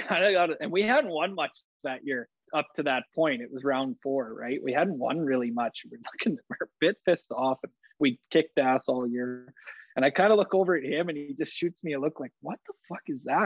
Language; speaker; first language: English; native; English